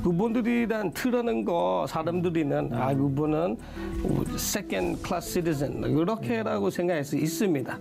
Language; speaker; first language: Korean; non-native, learner; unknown